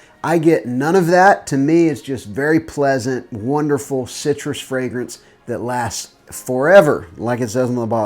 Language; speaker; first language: English; native; English